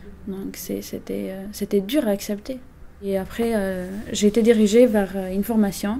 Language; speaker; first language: French; non-native, fluent; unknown